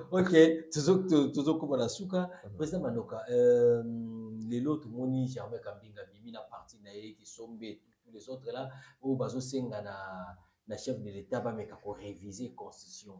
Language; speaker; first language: French; non-native, local second language; Lingala